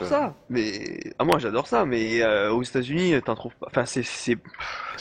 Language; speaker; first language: French; native; French